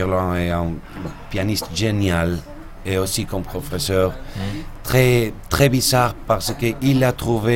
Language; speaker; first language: French; non-native, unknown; Spanish